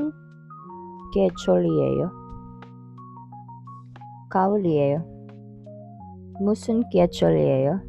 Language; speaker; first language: Korean; non-native, learner; Filipino